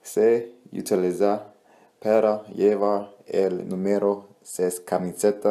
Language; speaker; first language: Spanish; non-native, learner; English